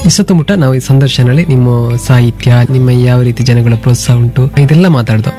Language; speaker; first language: Kannada; non-native, local second language; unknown